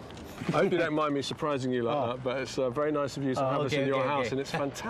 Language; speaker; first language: English; native; English